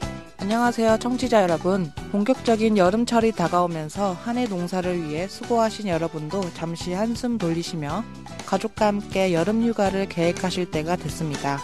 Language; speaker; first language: Korean; native; Korean